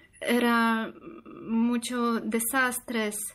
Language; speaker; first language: Spanish; non-native, learner; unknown